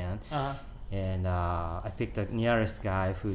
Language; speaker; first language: English; non-native, learner; Japanese